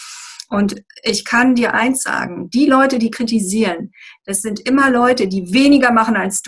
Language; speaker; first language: German; native; German